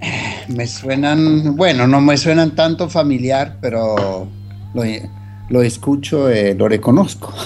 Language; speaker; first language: Spanish; non-native, fluent; Italian